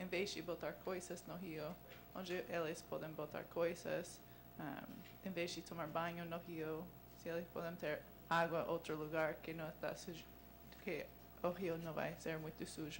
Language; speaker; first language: Portuguese; non-native, learner; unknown